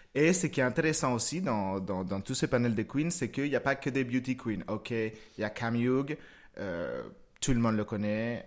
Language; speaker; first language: French; non-native, fluent; Spanish